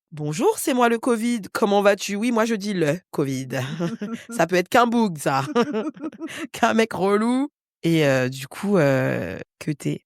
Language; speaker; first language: French; native; French